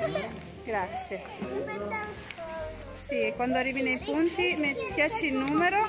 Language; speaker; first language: Italian; native; Italian